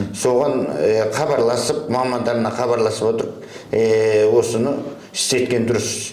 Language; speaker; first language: Kazakh; early bilingual, heritage; Kazakh